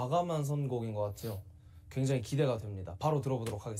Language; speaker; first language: Korean; native; Korean